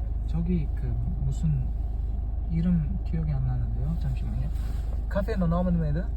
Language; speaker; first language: Korean; non-native, learner; Uzbek